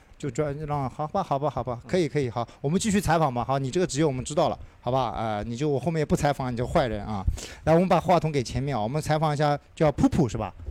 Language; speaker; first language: Chinese; native; Chinese